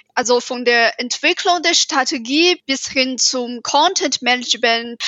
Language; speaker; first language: German; non-native, fluent; Chinese